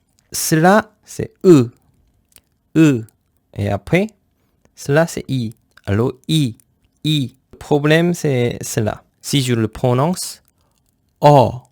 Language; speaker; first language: French; non-native, fluent; Korean